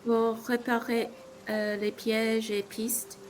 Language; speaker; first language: French; non-native, learner; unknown